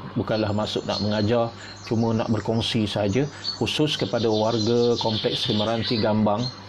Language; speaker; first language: Malay; native; Malay